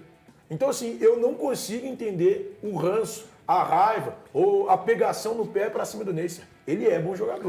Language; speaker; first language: Portuguese; native; Portuguese